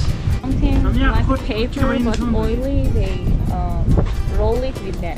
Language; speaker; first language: English; non-native, learner; Persian